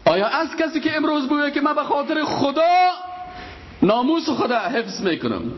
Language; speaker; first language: Persian; native; Persian